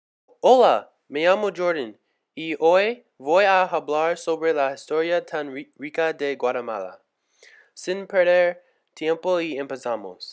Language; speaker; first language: Spanish; non-native, learner; English